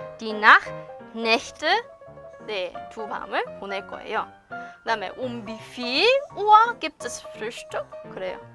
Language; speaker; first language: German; non-native, fluent; Korean